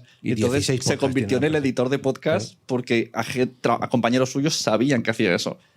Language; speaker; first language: Spanish; native; Spanish